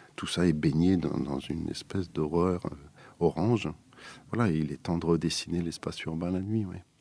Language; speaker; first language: French; native; French